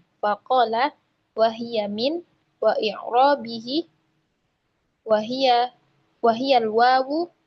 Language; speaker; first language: Arabic; non-native, learner; Indonesian